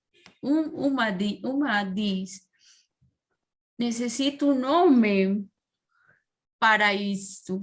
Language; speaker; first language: Portuguese; non-native, learner; Spanish